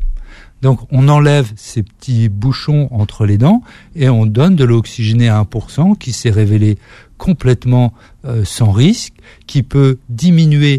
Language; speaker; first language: French; native; French